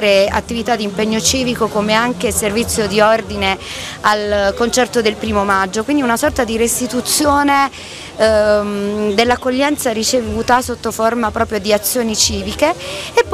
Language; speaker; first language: Italian; native; Italian